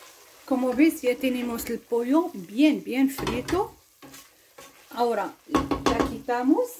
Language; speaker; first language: Spanish; non-native, fluent; Arabic